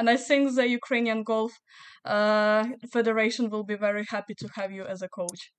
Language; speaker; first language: English; non-native, fluent; Ukrainian